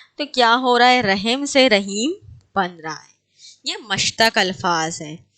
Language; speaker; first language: Urdu; native; Urdu